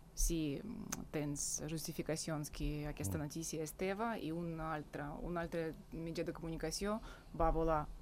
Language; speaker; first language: Catalan; non-native, fluent; Russian